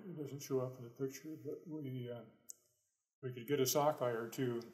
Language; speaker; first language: English; native; English